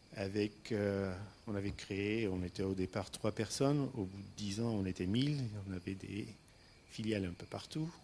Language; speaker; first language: French; non-native, fluent; Armenian